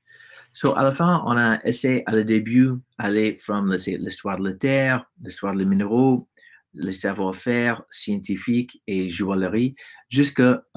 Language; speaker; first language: French; non-native, fluent; English